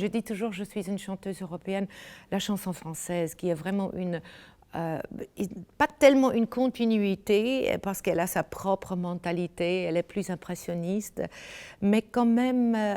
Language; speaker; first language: French; non-native, fluent; German